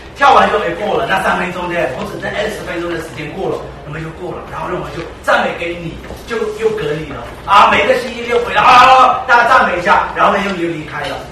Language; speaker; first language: Chinese; early bilingual, heritage; Chinese